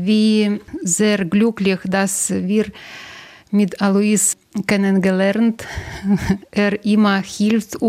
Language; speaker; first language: German; non-native, learner; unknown